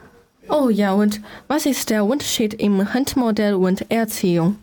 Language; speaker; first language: German; non-native, learner; Chinese